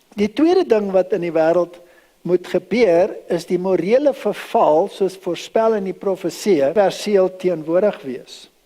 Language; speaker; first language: Afrikaans; early bilingual, other home language; German